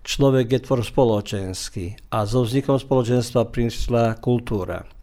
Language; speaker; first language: Slovak; early bilingual, heritage; Slovak